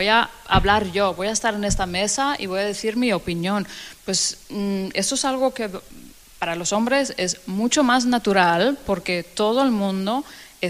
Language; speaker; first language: Spanish; non-native, fluent; Danish